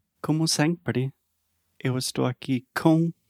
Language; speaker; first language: Portuguese; non-native, learner; English